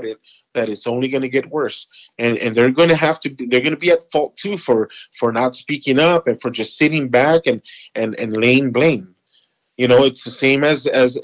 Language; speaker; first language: English; native; English